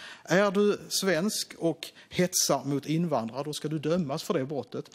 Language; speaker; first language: Swedish; native; Swedish